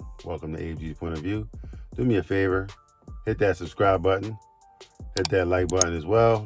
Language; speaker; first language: English; native; English